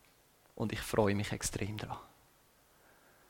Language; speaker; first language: German; native; German